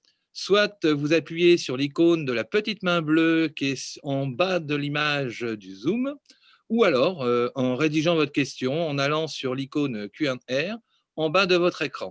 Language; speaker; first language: French; native; French